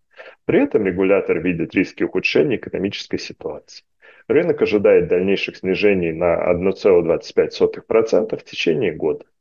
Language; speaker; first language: Russian; native; Russian